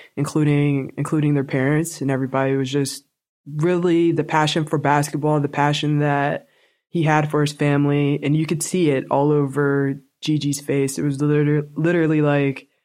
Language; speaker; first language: English; native; English